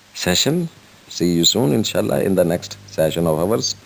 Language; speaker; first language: English; non-native, local second language; Urdu